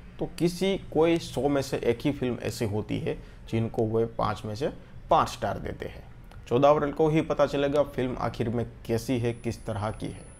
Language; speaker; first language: Hindi; non-native, local second language; Gujarati